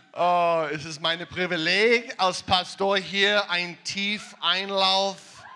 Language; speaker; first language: German; non-native, learner; English